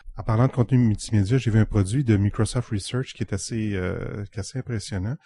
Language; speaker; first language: French; native; French